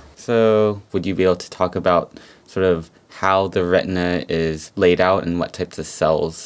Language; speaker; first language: English; native; English